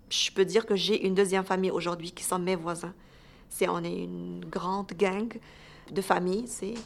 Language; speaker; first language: French; non-native, local second language; Arabic